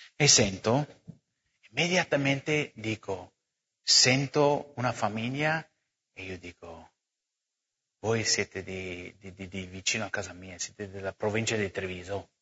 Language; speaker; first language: Italian; non-native, fluent; English